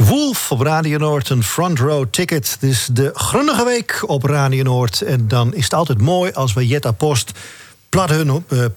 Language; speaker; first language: Dutch; native; Dutch